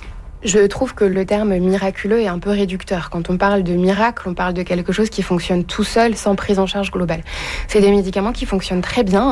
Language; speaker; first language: French; native; French